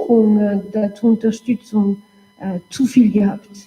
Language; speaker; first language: German; non-native, local second language; French